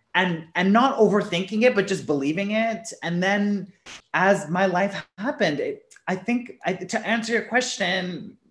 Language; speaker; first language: English; early bilingual, other home language; Urdu